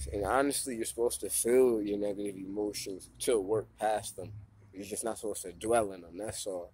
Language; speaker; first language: English; native; English